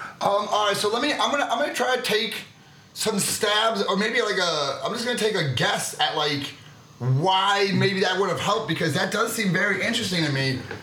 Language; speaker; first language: English; native; English